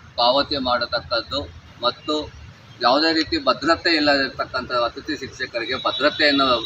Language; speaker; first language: Kannada; native; Kannada